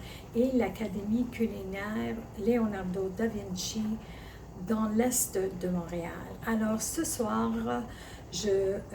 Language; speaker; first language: French; early bilingual, other home language; Italian